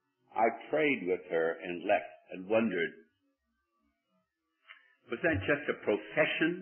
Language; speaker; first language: English; native; English